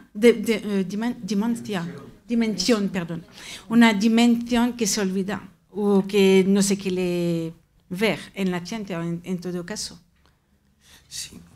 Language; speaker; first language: Spanish; non-native, fluent; French